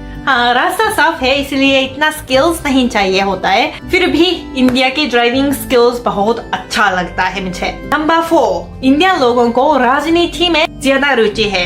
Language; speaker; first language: Hindi; non-native, fluent; Japanese